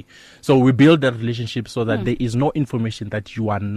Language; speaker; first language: English; non-native, local second language; Northern Sotho